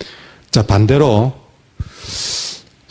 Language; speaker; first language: Korean; native; Korean